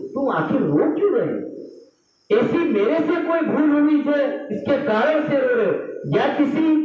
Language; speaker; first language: Hindi; non-native, local second language; Gujarati